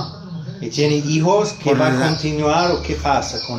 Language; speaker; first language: Spanish; non-native, learner; English